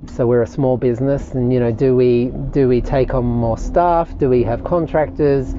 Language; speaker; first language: English; native; English